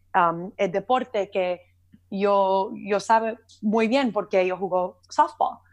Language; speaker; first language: Spanish; early bilingual, heritage; Spanish